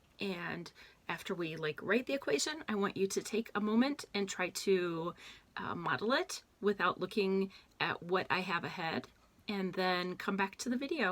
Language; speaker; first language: English; native; English